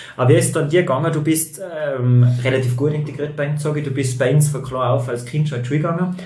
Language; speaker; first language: German; native; German